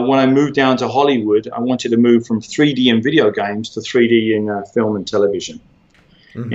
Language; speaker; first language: English; native; English